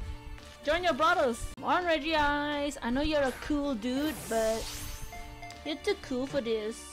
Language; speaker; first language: English; native; English